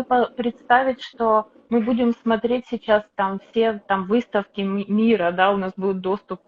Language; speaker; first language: Russian; native; Russian